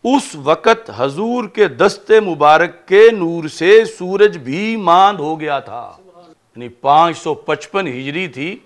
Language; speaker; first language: Urdu; non-native, local second language; Punjabi